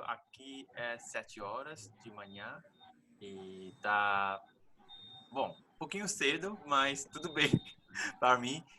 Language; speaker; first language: Portuguese; non-native, fluent; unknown